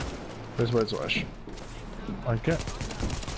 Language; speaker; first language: German; native; German